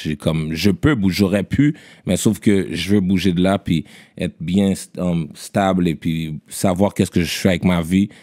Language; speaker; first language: French; early bilingual, other home language; Haitian Creole